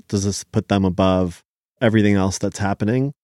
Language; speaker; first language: English; early bilingual, other home language; Hebrew